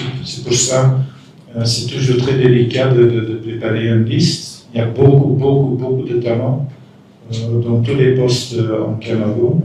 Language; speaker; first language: French; non-native, local second language; Dutch